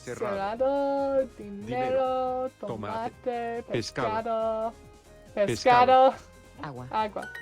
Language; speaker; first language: Spanish; non-native, learner; English